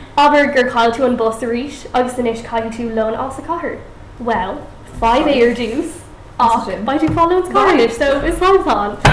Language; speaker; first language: Irish; non-native, local second language; English